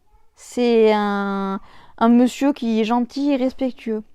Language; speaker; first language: French; native; French